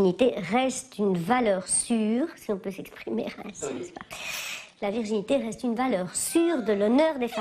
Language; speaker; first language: French; native; French